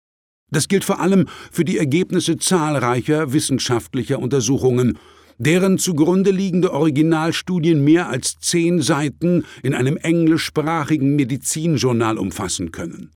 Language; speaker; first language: German; native; German